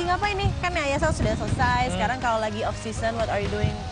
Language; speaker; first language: Indonesian; native; Indonesian